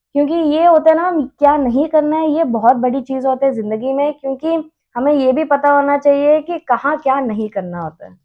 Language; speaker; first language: Hindi; non-native, local second language; Telugu